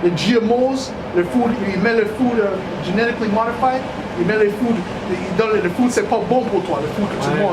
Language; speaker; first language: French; non-native, learner; English